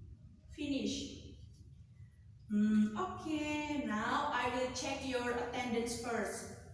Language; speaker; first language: English; non-native, learner; Indonesian